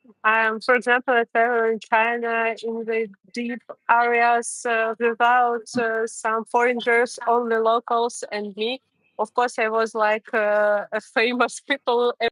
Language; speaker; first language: English; non-native, learner; Russian